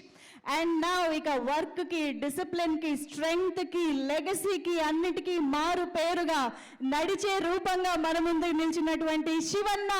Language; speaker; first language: Telugu; native; Telugu